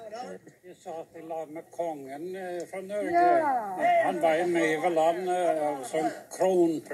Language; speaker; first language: Norwegian; early bilingual, heritage; Norwegian